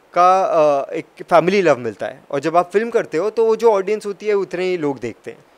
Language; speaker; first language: Hindi; native; Hindi